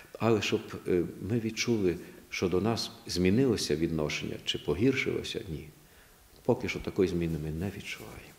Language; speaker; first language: Ukrainian; native; Ukrainian